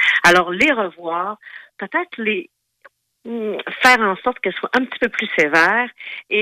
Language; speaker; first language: French; native; French